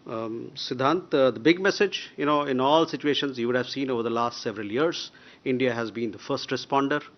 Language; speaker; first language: English; non-native, local second language; Hindi